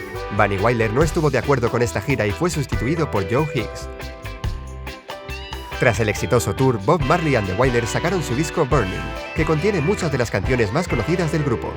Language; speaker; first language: Spanish; native; Spanish